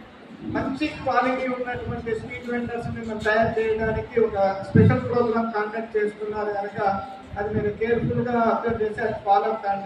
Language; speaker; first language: Telugu; native; Telugu